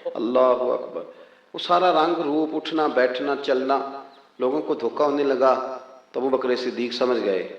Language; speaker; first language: Urdu; non-native, local second language; Punjabi